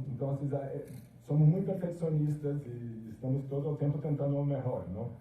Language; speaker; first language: Spanish; non-native, fluent; Portuguese